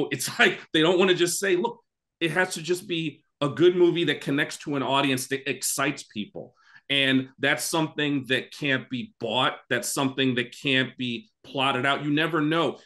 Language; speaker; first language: English; native; English